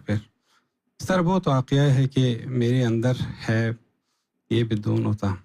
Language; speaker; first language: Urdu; non-native, learner; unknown